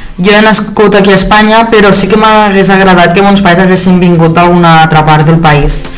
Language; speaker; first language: Catalan; early bilingual, other home language; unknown